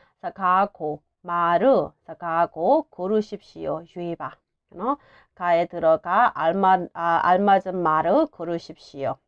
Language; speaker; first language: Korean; non-native, fluent; Burmese